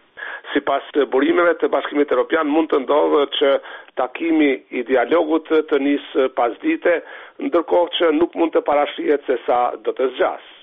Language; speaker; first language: Albanian; native; Albanian